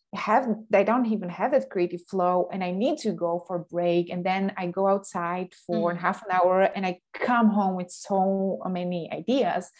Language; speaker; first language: English; non-native, fluent; Slovak